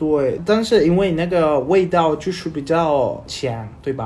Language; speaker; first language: Chinese; non-native, learner; Spanish